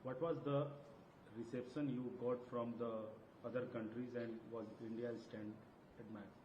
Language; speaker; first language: English; non-native, local second language; Hindi